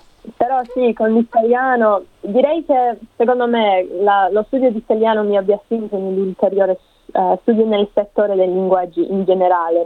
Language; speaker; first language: Italian; non-native, fluent; English